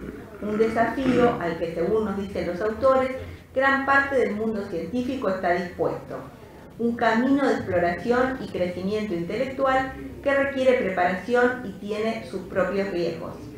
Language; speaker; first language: Spanish; native; Spanish